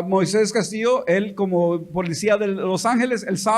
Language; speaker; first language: Spanish; native; Spanish